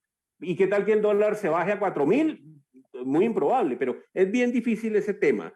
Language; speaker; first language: Spanish; native; Spanish